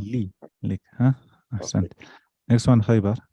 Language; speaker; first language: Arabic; non-native, fluent; English